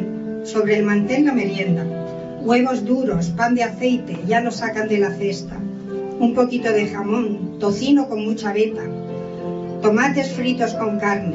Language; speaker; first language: Spanish; native; Spanish